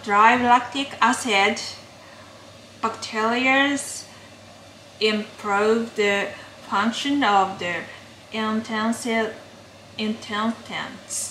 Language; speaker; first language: English; non-native, learner; Japanese